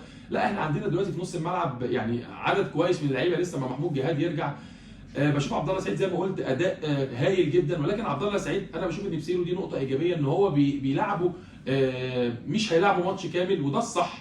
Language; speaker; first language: Arabic; native; Arabic